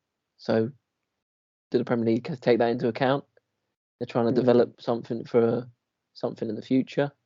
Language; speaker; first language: English; native; English